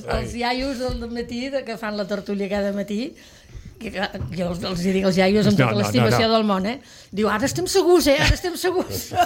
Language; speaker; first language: Catalan; native; Catalan